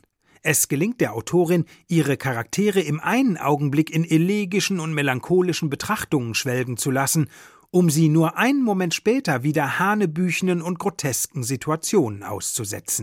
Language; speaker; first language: German; native; German